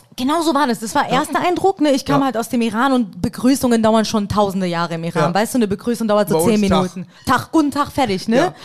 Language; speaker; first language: German; early bilingual, other home language; Persian